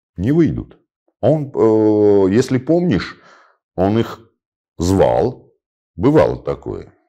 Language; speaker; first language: Russian; non-native, local second language; Armenian